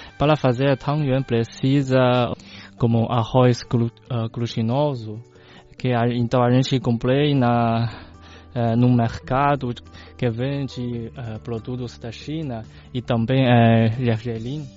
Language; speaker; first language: Portuguese; non-native, learner; Chinese